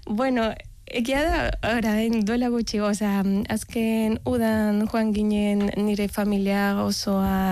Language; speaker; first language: Basque; non-native, learner; Spanish